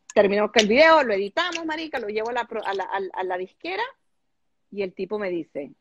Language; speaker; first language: Spanish; native; Spanish